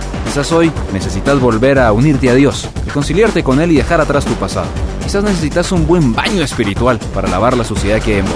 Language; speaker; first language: Spanish; native; Spanish